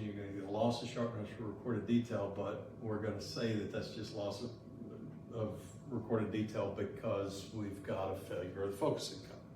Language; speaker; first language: English; native; English